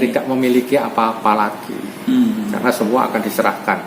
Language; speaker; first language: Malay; non-native, local second language; Javanese